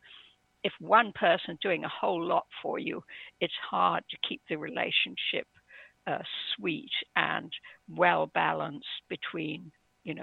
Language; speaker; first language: English; native; English